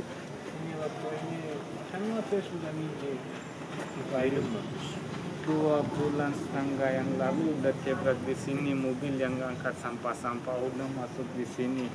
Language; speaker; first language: Indonesian; non-native, learner; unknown